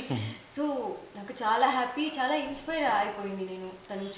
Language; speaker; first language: Telugu; non-native, learner; Tamil